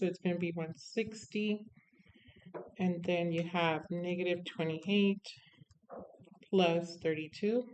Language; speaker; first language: English; native; English